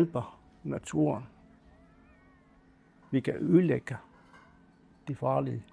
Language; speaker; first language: Danish; non-native, local second language; Kalaallisut